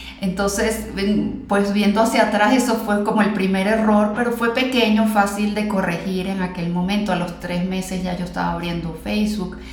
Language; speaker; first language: Spanish; native; Spanish